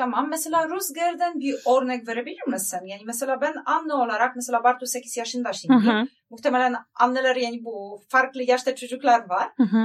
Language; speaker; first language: Turkish; non-native, learner; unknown